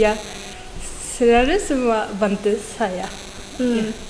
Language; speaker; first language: Indonesian; non-native, learner; Japanese